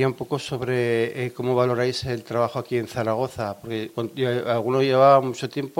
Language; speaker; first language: Spanish; native; Spanish